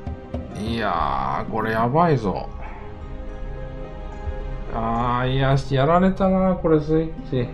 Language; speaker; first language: Japanese; native; Japanese